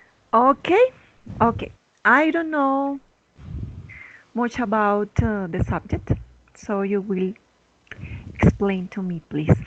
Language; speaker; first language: English; non-native, learner; Spanish